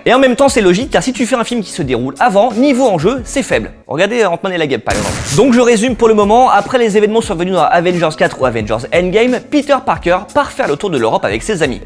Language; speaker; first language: French; native; French